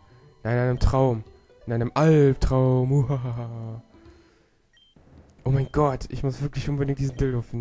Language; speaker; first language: German; native; German